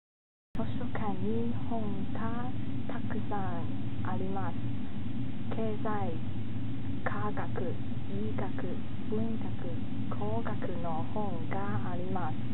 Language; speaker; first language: Japanese; non-native, learner; Cantonese